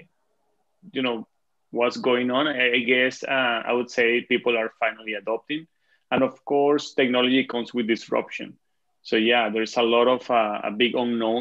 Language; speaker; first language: English; non-native, fluent; Spanish